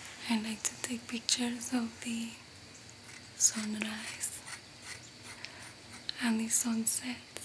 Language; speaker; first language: English; non-native, fluent; Spanish